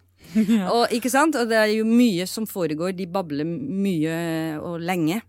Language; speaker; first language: Norwegian; non-native, fluent; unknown